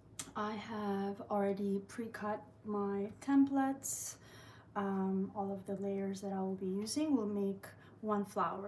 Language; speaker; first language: English; early bilingual, other home language; Albanian